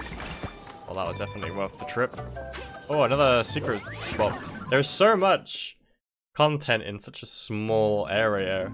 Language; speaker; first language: English; native; English